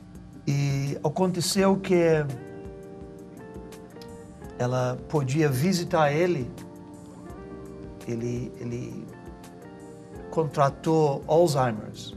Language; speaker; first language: Portuguese; non-native, fluent; English